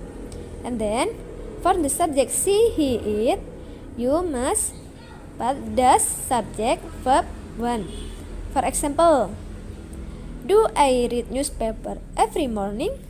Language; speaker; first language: English; non-native, fluent; Indonesian